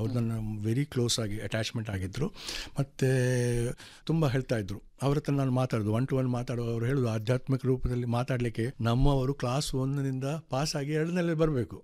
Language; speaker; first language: Kannada; non-native, local second language; Konkani